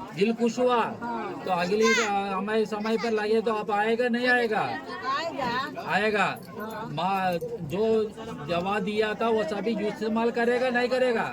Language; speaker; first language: Hindi; non-native, local second language; Telugu